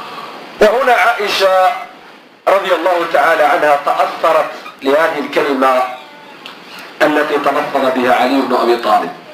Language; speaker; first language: Arabic; native; Arabic